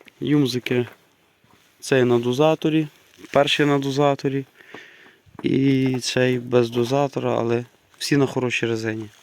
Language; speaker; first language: Ukrainian; native; Ukrainian